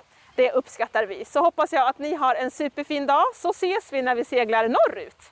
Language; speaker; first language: Swedish; native; Swedish